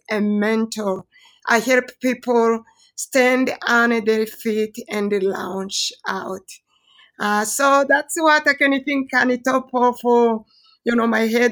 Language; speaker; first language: English; non-native, local second language; Kinyarwanda